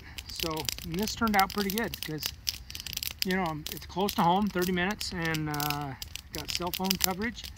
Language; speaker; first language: English; native; English